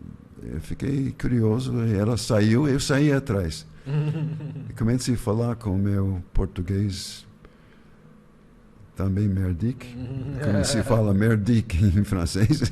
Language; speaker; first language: Portuguese; non-native, fluent; English